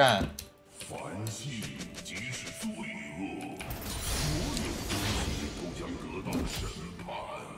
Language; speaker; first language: Chinese; native; Chinese